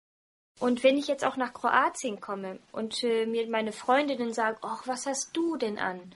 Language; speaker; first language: German; early bilingual, other home language; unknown